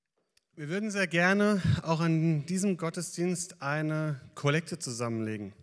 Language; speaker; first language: German; native; German